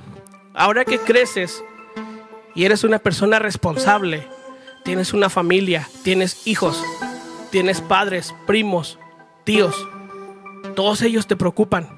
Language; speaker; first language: Spanish; native; Spanish